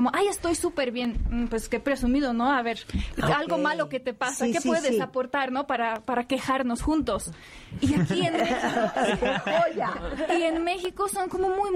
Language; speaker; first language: Spanish; non-native, fluent; Polish